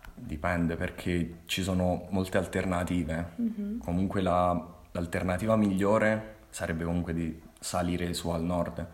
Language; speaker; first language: Italian; native; Italian